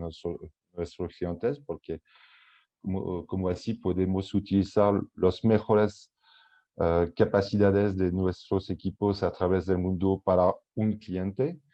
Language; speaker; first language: Spanish; non-native, fluent; French